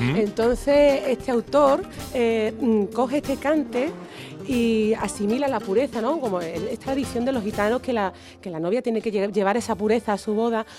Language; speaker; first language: Spanish; native; Spanish